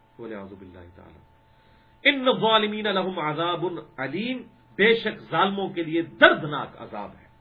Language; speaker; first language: Urdu; non-native, local second language; Punjabi